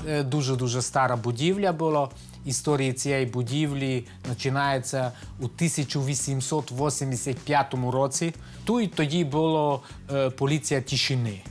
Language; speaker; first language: Ukrainian; non-native, local second language; Hungarian